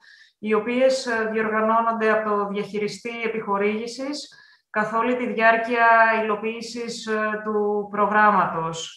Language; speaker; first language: Greek; native; Greek